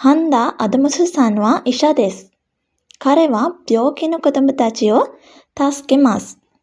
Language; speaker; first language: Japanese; non-native, fluent; Sinhala